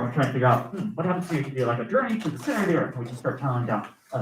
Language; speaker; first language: English; native; English